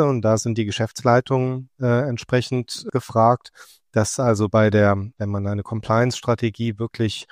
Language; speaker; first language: German; native; German